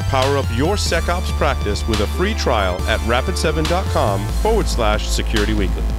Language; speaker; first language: English; native; English